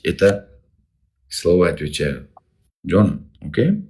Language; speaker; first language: Russian; non-native, local second language; Uzbek